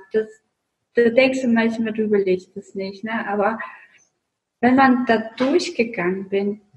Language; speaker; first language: German; non-native, fluent; Russian